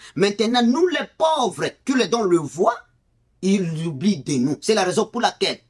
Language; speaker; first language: French; non-native, local second language; Swahili